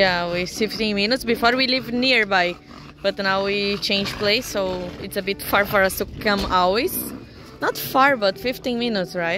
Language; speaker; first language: English; non-native, learner; Portuguese